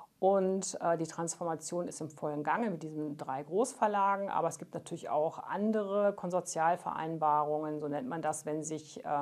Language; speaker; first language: German; native; German